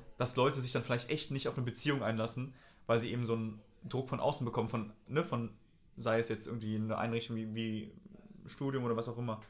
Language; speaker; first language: German; native; German